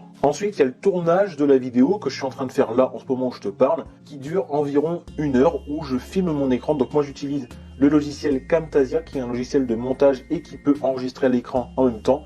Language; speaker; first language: French; native; French